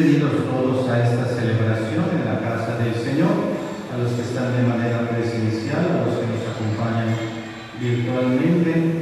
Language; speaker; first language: Spanish; native; Spanish